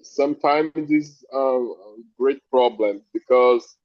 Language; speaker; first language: English; non-native, learner; Portuguese